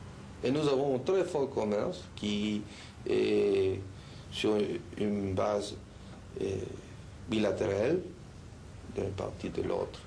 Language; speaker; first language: French; non-native, fluent; Spanish